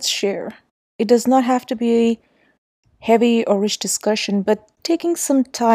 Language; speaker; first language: English; non-native, local second language; Urdu